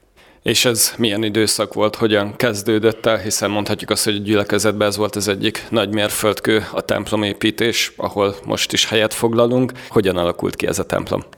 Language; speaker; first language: Hungarian; native; Hungarian